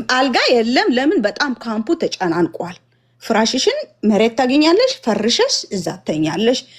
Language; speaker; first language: Amharic; non-native, fluent; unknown